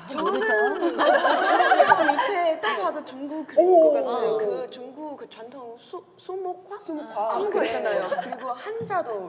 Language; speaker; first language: Korean; non-native, fluent; Chinese